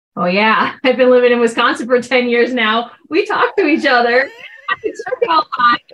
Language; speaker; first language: English; native; English